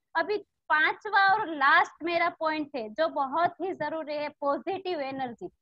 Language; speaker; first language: Hindi; non-native, local second language; Gujarati